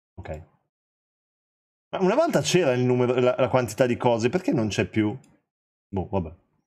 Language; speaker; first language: Italian; native; Italian